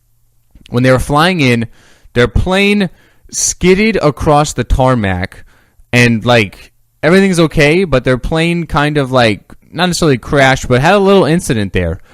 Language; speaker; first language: English; native; English